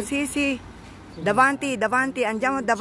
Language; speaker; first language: Italian; non-native, learner; Filipino